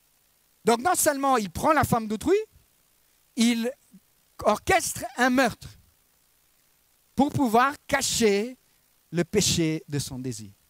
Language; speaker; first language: French; native; French